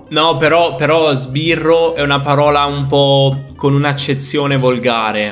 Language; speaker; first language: Italian; native; Italian